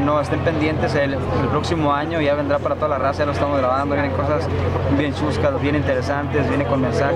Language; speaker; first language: Spanish; native; Spanish